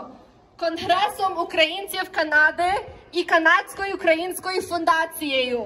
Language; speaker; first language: Ukrainian; early bilingual, heritage; Ukrainian